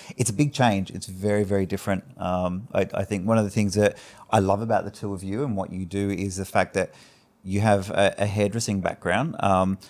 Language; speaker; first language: English; early bilingual, other home language; Greek